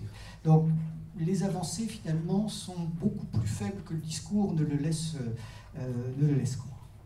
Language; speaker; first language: French; native; French